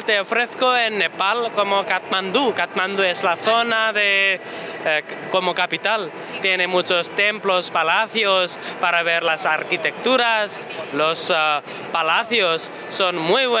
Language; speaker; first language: Spanish; non-native, learner; Nepali